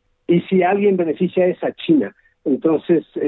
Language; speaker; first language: Spanish; native; Spanish